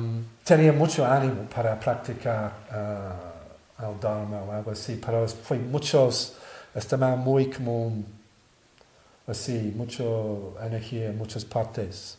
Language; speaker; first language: Spanish; non-native, learner; English